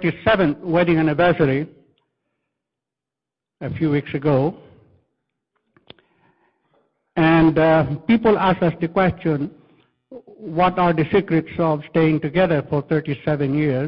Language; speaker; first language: English; non-native, local second language; Filipino